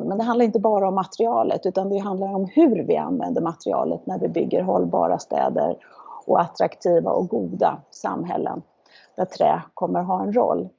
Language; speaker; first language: Swedish; native; Swedish